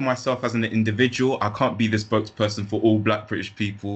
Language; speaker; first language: English; native; English